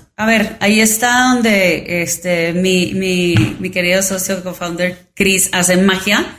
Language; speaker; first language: Spanish; native; Spanish